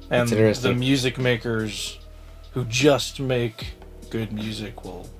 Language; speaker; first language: English; native; English